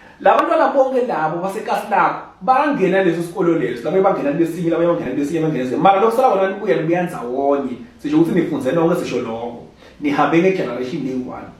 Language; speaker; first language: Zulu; non-native, local second language; Swati